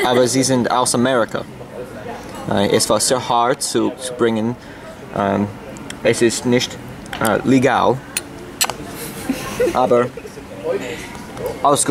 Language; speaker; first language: German; non-native, learner; English